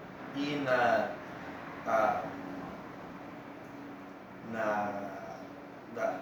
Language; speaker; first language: Bulgarian; non-native, learner; English